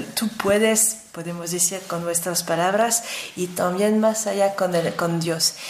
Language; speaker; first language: Spanish; non-native, fluent; French